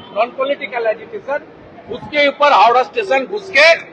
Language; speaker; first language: Hindi; non-native, local second language; Bangla